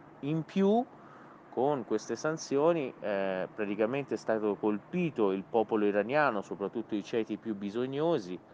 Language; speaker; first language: Italian; non-native, fluent; Persian